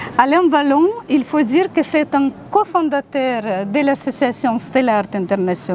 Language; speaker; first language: French; non-native, fluent; Russian